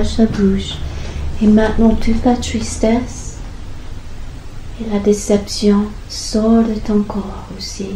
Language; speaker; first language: French; non-native, fluent; English